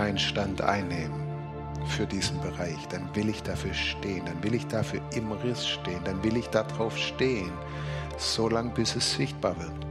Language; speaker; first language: German; native; German